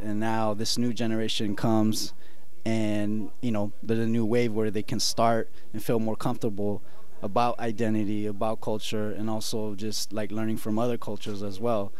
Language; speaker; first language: English; early bilingual, other home language; Spanish